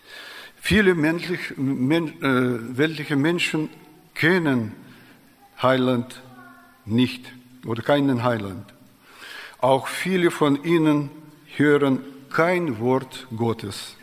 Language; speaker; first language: German; non-native, fluent; Russian